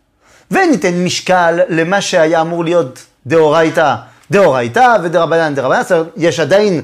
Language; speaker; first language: Hebrew; non-native, fluent; French